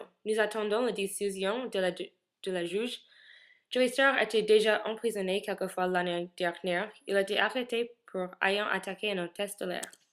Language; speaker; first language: French; non-native, learner; English